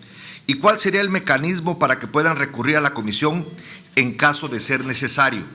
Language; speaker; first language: Spanish; native; Spanish